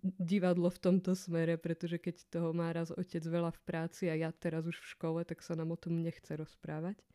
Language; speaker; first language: Slovak; native; Slovak